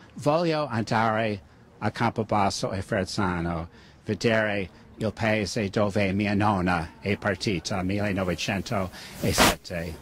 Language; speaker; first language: Italian; early bilingual, heritage; English